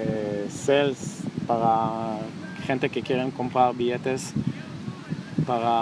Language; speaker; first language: Spanish; non-native, learner; Hebrew